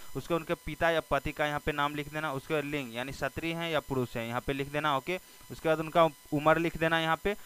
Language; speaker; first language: Hindi; native; Hindi